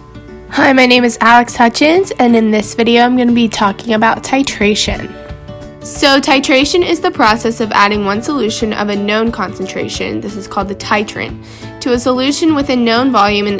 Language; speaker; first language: English; native; English